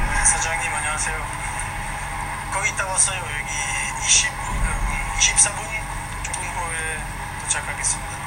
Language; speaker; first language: Korean; non-native, fluent; French